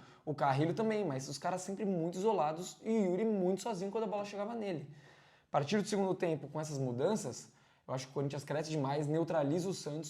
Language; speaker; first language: Portuguese; native; Portuguese